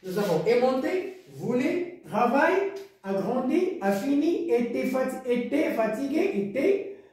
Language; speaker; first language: French; non-native, local second language; Arabic